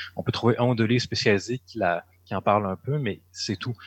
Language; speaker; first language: French; native; French